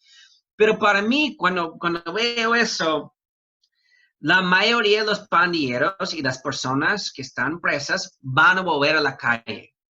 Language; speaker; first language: Spanish; non-native, fluent; English